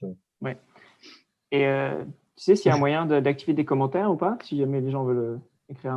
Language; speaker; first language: French; native; French